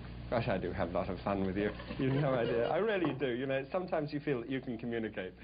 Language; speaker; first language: English; native; English